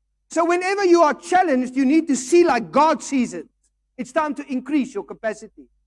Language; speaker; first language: English; non-native, local second language; Afrikaans